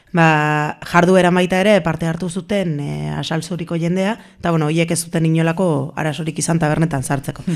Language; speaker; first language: Basque; non-native, local second language; Spanish